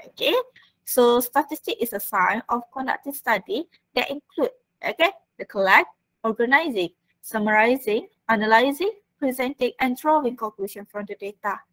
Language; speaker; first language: English; non-native, local second language; Malay